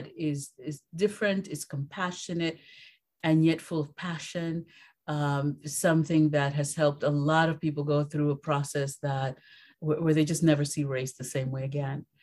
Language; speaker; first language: English; early bilingual, other home language; Spanish